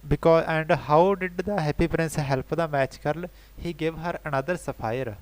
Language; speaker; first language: English; non-native, local second language; Punjabi